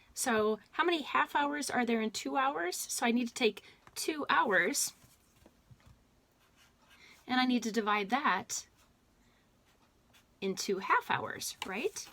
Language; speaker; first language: English; native; English